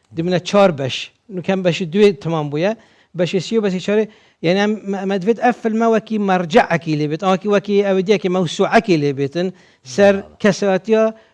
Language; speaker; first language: Kurdish; native; Kurdish